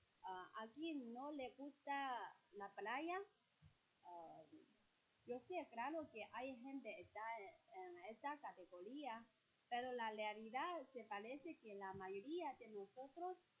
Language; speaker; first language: Spanish; non-native, fluent; Chinese